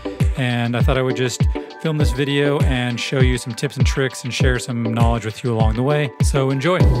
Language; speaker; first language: English; native; English